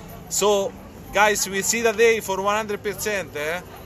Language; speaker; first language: English; non-native, learner; Italian